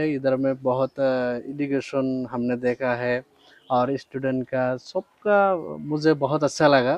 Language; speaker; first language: Hindi; non-native, local second language; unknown